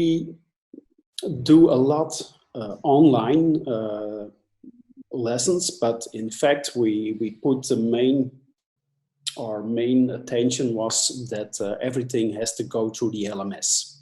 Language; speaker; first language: English; non-native, fluent; Dutch